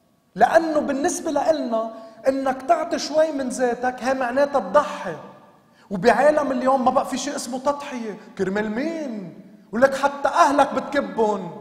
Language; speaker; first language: Arabic; native; Arabic